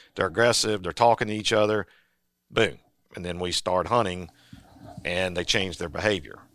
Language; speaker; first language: English; native; English